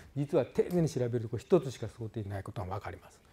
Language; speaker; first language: Japanese; native; Japanese